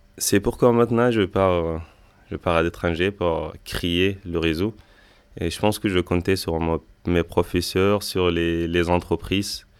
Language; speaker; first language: French; non-native, fluent; Arabic